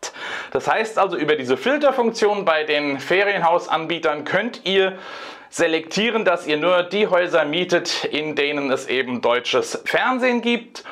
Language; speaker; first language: German; native; German